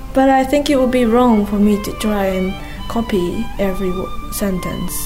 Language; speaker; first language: English; non-native, fluent; Japanese